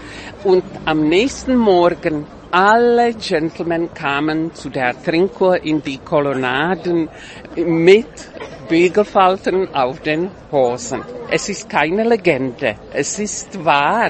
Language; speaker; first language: German; non-native, fluent; Czech